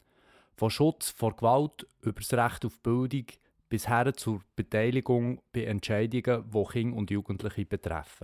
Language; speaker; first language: German; native; German